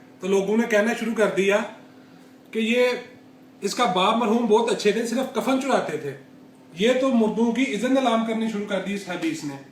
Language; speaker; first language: Urdu; non-native, local second language; Punjabi